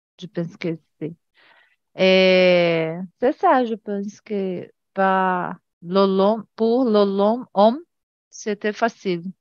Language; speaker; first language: French; non-native, learner; Portuguese